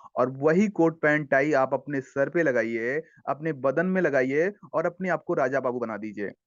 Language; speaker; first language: Hindi; native; Hindi